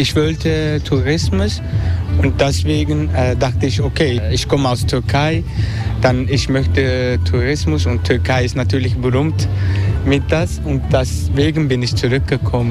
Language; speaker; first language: German; non-native, fluent; Turkish